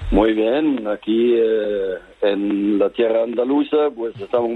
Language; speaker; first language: Spanish; non-native, fluent; German